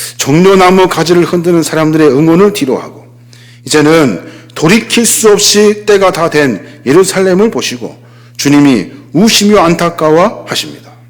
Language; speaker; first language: Korean; native; Korean